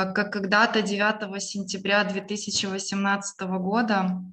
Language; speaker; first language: Russian; native; Russian